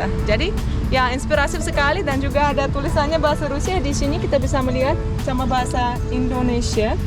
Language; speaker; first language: Indonesian; non-native, fluent; Russian